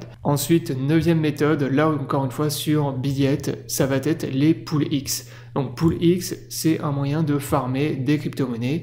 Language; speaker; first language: French; native; French